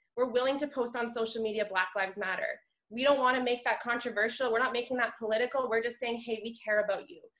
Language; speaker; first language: English; native; English